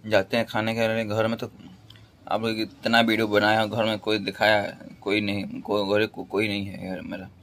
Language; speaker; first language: Hindi; non-native, local second language; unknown